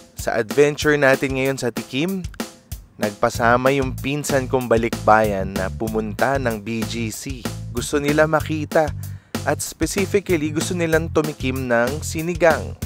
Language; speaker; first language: Filipino; native; Filipino